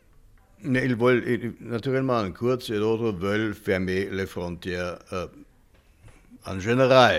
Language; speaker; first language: French; non-native, fluent; German